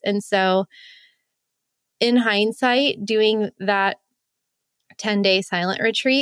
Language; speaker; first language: English; native; English